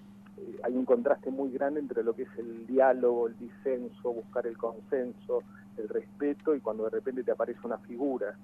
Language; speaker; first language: Spanish; native; Spanish